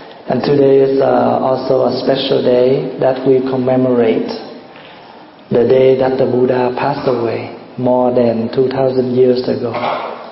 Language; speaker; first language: English; non-native, fluent; Vietnamese